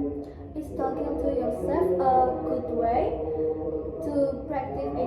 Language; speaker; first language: English; non-native, learner; Indonesian